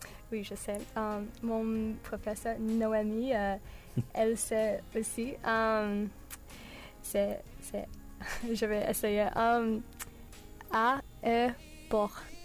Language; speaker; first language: French; non-native, learner; English